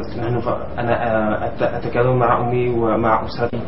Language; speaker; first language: Arabic; non-native, learner; Czech